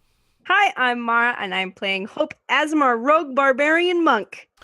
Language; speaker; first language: English; native; English